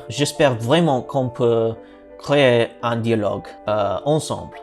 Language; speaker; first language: French; non-native, learner; English